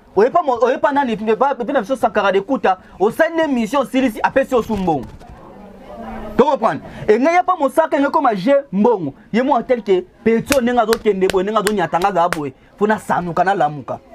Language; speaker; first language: Lingala; native; Lingala